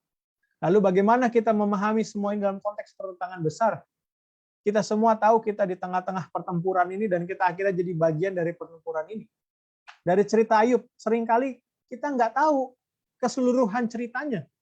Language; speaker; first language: Indonesian; native; Indonesian